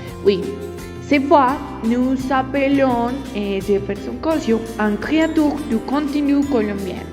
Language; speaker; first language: French; non-native, learner; Spanish